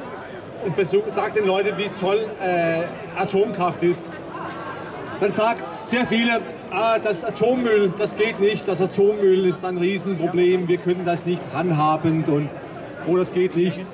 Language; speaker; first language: German; non-native, fluent; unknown